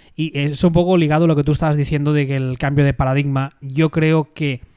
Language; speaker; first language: Spanish; native; Spanish